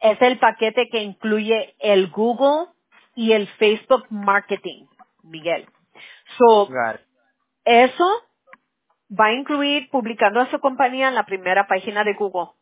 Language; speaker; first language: Spanish; early bilingual, heritage; Spanish